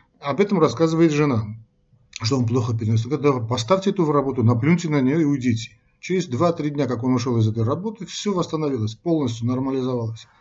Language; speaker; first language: Russian; non-native, local second language; Armenian